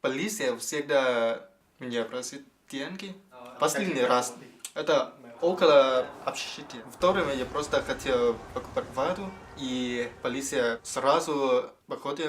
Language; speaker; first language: Russian; non-native, fluent; Thai